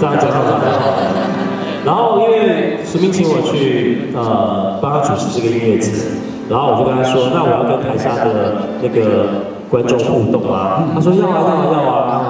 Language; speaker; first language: Chinese; native; Chinese